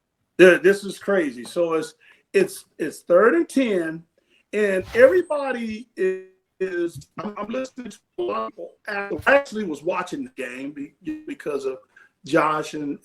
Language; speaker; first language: English; native; English